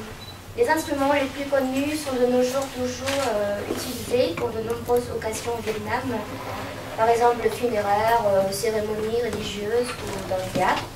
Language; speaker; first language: French; non-native, fluent; Vietnamese